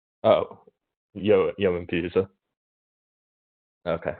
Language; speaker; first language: Spanish; non-native, learner; English